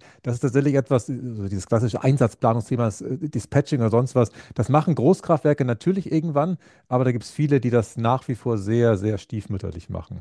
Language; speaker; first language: German; native; German